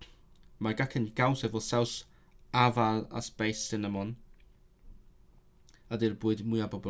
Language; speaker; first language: Welsh; non-native, learner; Cantonese